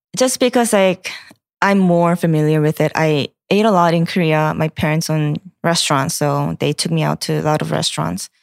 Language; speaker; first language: English; non-native, fluent; Korean